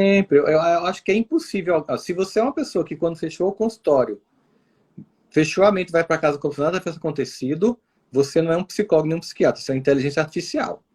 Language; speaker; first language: Portuguese; native; Portuguese